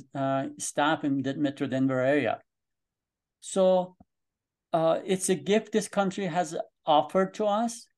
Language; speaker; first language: English; non-native, fluent; Persian